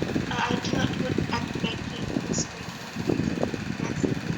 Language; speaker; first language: English; non-native, learner; Indonesian